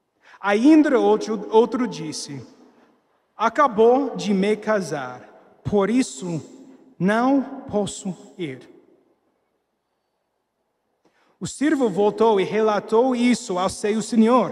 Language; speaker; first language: Portuguese; non-native, fluent; English